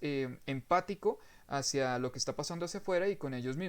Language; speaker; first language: Spanish; native; Spanish